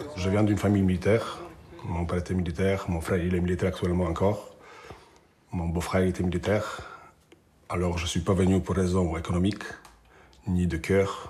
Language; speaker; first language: French; non-native, fluent; Polish